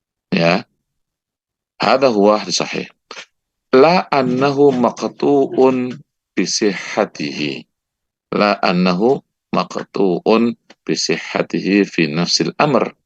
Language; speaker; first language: Arabic; non-native, fluent; Indonesian